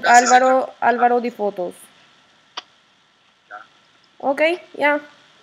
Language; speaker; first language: German; non-native, learner; Spanish